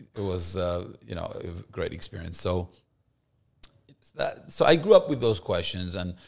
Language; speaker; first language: English; non-native, fluent; French